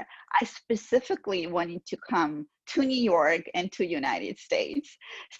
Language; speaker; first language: English; non-native, fluent; Georgian